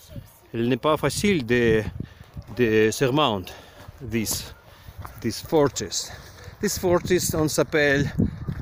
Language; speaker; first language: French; non-native, learner; Ukrainian